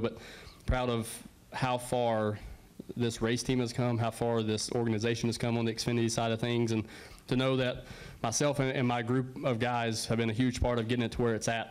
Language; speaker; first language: English; native; English